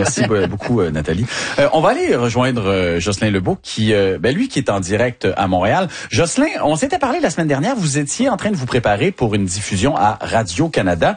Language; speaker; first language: French; native; French